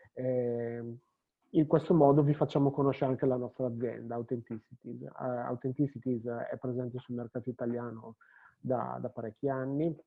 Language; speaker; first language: Italian; native; Italian